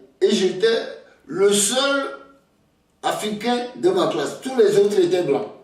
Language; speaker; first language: French; non-native, local second language; Ewe